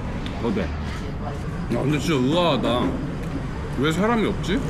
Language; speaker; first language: Korean; native; Korean